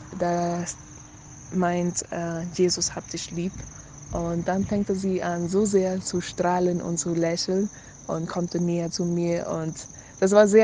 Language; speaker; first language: German; non-native, learner; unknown